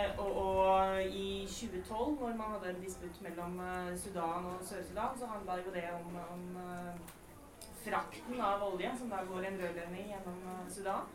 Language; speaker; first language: Norwegian; native; Norwegian